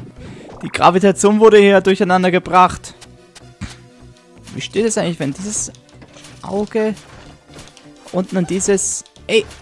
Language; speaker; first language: German; native; German